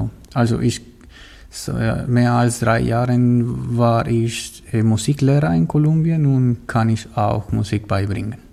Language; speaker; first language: German; non-native, learner; Spanish